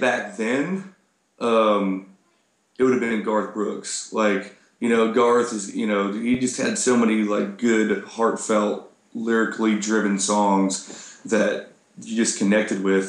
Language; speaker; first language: English; native; English